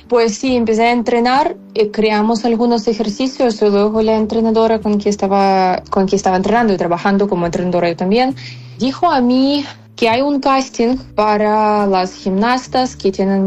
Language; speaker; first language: Spanish; non-native, fluent; Ukrainian